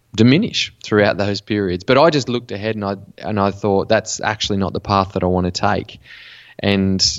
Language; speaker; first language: English; native; English